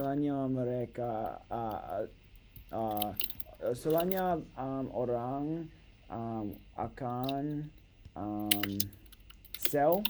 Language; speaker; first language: Indonesian; non-native, learner; English